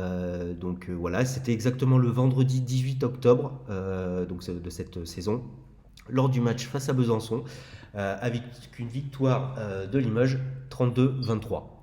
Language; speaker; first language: French; native; French